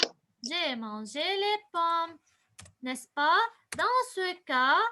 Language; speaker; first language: French; non-native, local second language; Arabic